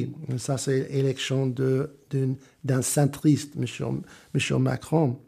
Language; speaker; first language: French; non-native, fluent; English